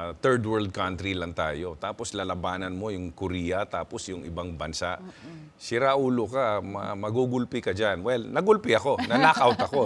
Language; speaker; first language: Filipino; non-native, local second language; Hiligaynon